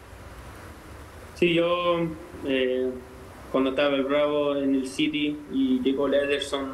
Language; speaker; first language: Spanish; native; Spanish